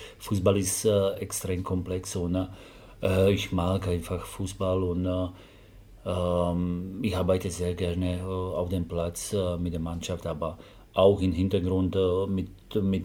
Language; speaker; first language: German; non-native, fluent; Slovak